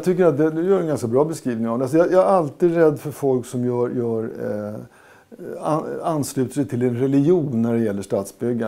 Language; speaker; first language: Swedish; native; Swedish